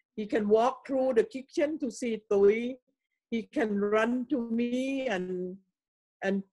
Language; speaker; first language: English; non-native, learner; Thai